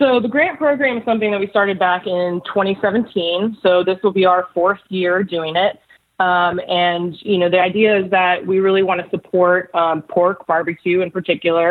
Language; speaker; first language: English; native; English